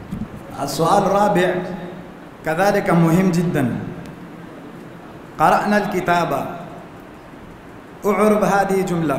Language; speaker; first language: Arabic; non-native, fluent; Urdu